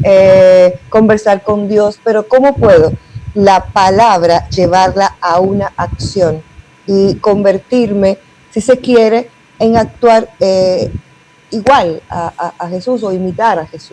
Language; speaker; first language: Spanish; native; Spanish